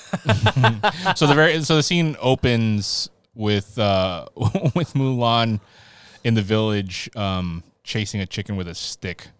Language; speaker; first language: English; early bilingual, other home language; Filipino